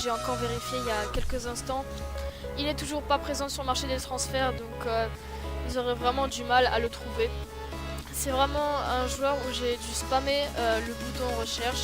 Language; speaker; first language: French; native; French